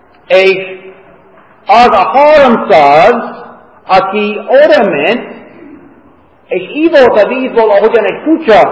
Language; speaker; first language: Hungarian; non-native, fluent; English